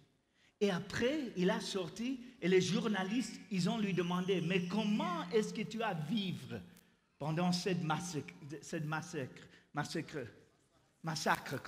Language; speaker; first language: French; non-native, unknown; English